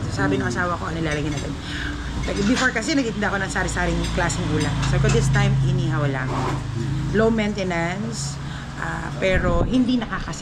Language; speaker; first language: Filipino; native; Filipino